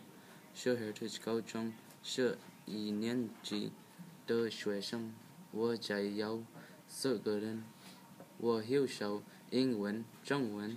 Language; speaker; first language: Chinese; non-native, learner; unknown